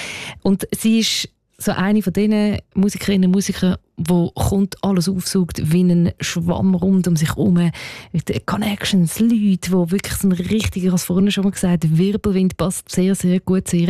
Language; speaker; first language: German; native; German